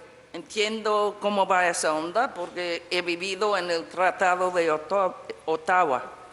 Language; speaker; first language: Spanish; non-native, fluent; English